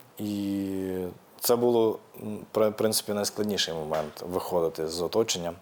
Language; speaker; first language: Ukrainian; native; Ukrainian